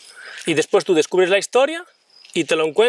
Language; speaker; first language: Spanish; native; Spanish